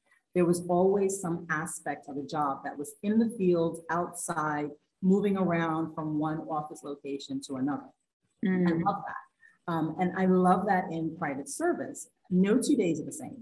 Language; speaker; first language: English; native; English